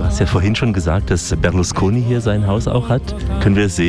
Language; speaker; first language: German; native; German